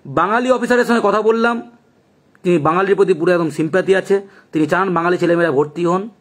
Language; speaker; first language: Bangla; native; Bangla